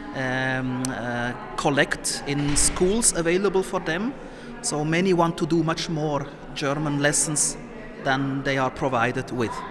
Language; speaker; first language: English; non-native, fluent; Somali